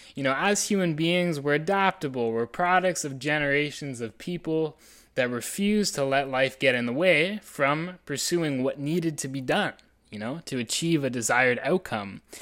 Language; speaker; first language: English; native; English